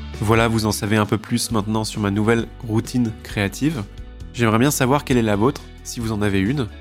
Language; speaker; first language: French; native; French